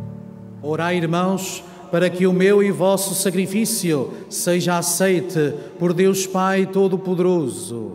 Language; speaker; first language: Portuguese; native; Portuguese